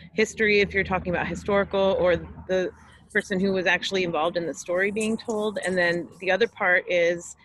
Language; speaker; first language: English; native; English